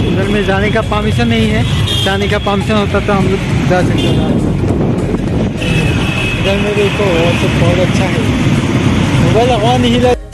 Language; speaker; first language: Hindi; non-native, local second language; Assamese